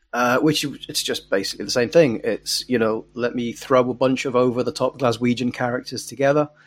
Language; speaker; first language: English; native; English